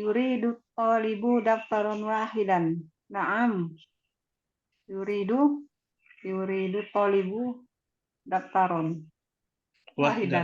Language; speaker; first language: Arabic; non-native, learner; Indonesian